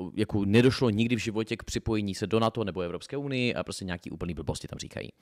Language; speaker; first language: Czech; non-native, fluent; Russian